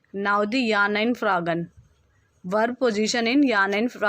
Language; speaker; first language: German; non-native, fluent; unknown